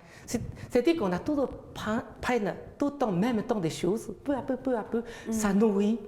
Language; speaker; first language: French; non-native, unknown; Chinese